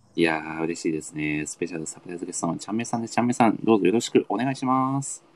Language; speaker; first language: Japanese; native; Japanese